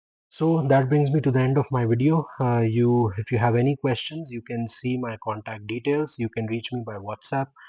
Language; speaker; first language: English; non-native, local second language; Urdu